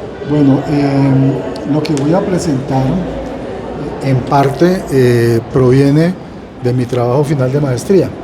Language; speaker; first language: Spanish; native; Spanish